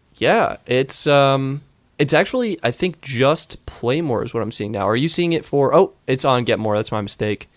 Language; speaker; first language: English; native; English